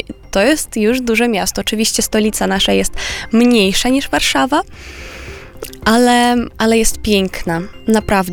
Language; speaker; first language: Polish; non-native, fluent; Romanian